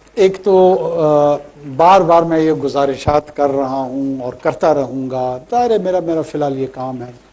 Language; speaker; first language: Urdu; non-native, local second language; Pashto